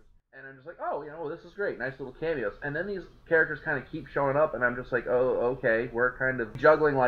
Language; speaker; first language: English; native; English